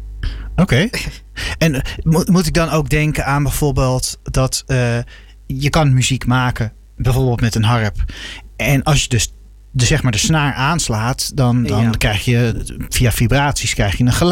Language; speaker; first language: Dutch; native; Dutch